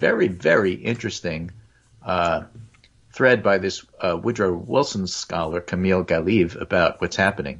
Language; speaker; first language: English; native; English